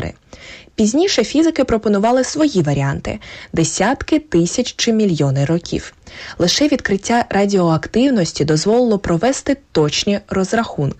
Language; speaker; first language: Ukrainian; native; Ukrainian